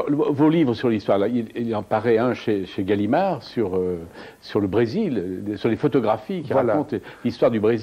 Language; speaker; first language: French; native; French